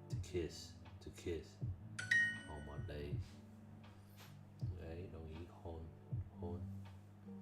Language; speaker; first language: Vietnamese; non-native, learner; English